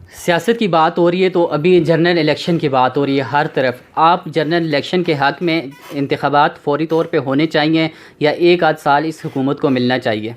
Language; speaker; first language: Urdu; non-native, local second language; Northern Hindko